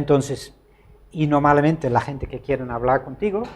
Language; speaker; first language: Spanish; non-native, fluent; Dutch